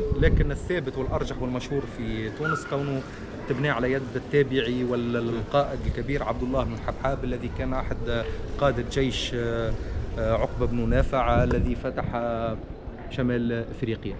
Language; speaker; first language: Arabic; native; Arabic